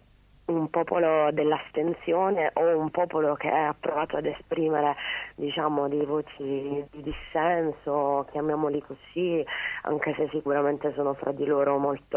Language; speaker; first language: Italian; native; Italian